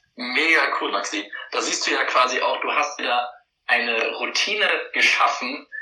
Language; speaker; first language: German; native; German